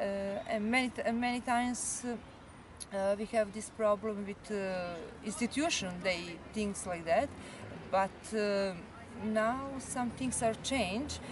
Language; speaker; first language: English; non-native, learner; Serbian